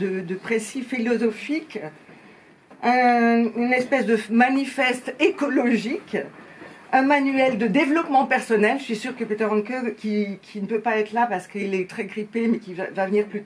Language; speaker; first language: French; native; French